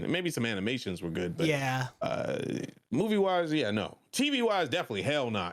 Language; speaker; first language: English; native; English